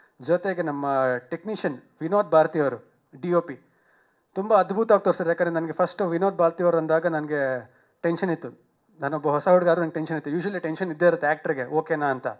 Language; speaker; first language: Kannada; native; Kannada